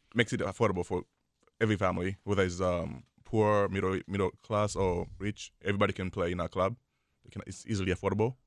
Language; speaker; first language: English; non-native, local second language; Swahili